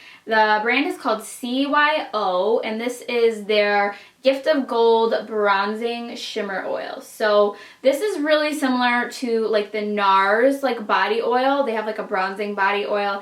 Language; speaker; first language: English; native; English